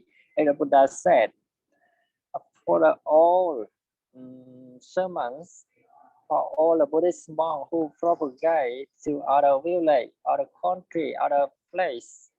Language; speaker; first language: English; non-native, learner; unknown